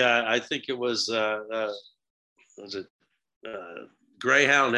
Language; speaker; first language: English; native; English